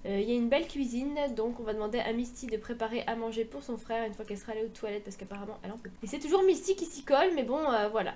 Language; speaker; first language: French; native; French